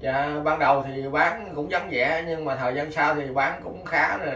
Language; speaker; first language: Vietnamese; native; Vietnamese